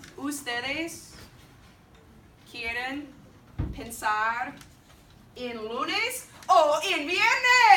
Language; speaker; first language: Spanish; non-native, fluent; English